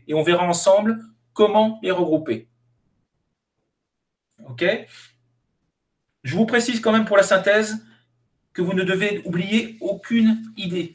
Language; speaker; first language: French; native; French